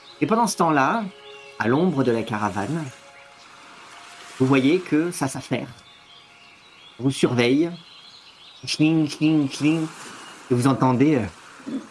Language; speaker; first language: French; native; French